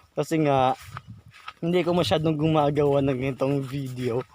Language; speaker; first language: Filipino; non-native, local second language; Cebuano